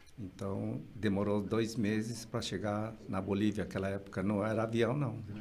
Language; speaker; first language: Portuguese; early bilingual, other home language; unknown